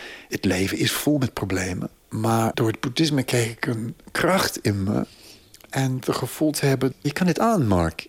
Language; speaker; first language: Dutch; non-native, fluent; English